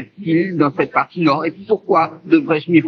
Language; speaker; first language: French; native; French